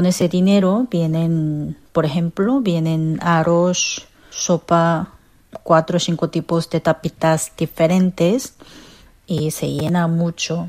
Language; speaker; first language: Spanish; non-native, learner; Korean